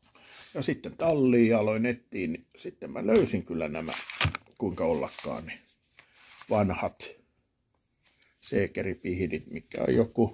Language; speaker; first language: Finnish; native; Finnish